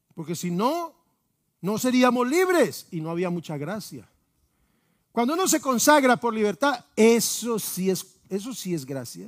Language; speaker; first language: Spanish; native; Spanish